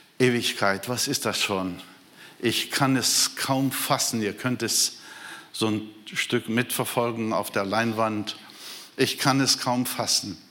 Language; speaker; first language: German; non-native, fluent; Portuguese